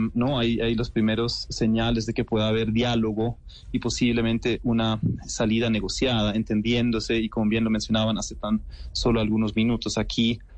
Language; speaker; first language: Spanish; non-native, fluent; German